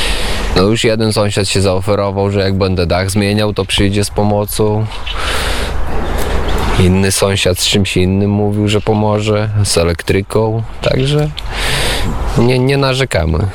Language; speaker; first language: Polish; non-native, local second language; Belarusian